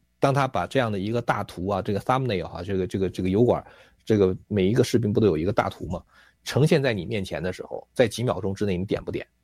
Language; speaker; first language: Chinese; native; Chinese